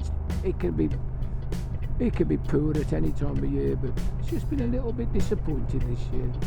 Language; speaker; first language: English; native; English